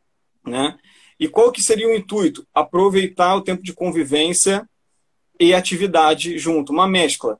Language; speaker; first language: Portuguese; native; Portuguese